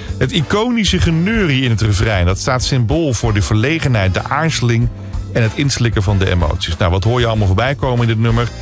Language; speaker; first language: Dutch; native; Dutch